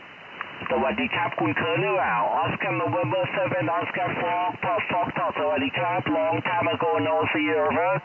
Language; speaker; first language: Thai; native; Thai